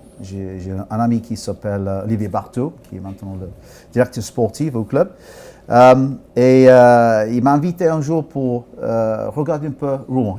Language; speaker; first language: French; non-native, fluent; English